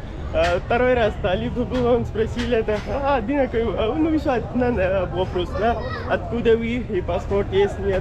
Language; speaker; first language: Russian; non-native, learner; Pashto